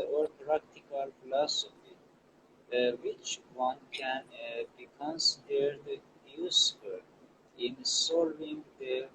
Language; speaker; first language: English; non-native, learner; Persian